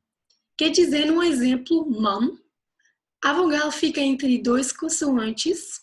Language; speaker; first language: Portuguese; non-native, fluent; Dutch